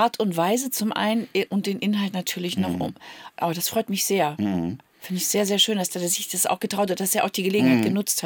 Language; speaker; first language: German; native; German